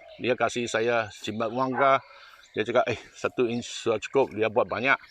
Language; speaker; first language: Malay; non-native, local second language; Chinese